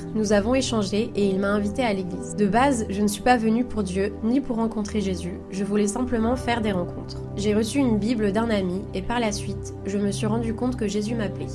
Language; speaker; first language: French; non-native, fluent; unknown